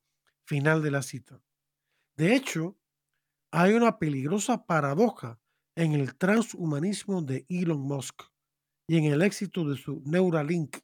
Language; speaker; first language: Spanish; native; Spanish